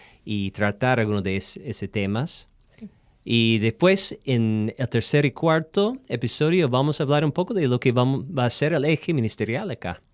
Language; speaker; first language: Spanish; non-native, fluent; English